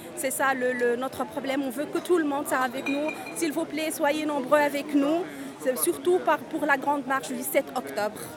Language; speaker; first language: French; non-native, local second language; Arabic